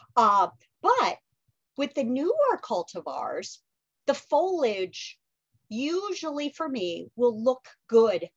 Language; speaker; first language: English; native; English